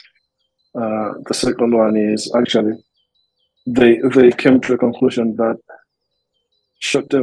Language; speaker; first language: English; non-native, local second language; Nyanja